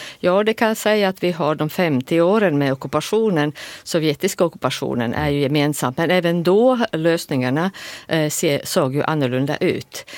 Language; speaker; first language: Swedish; non-native, fluent; Latvian